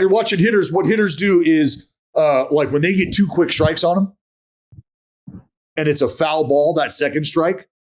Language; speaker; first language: English; native; English